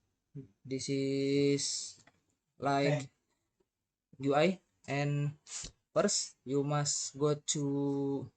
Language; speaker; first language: English; non-native, learner; Indonesian